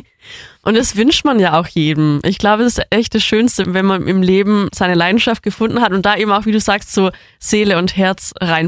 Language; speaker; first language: German; native; German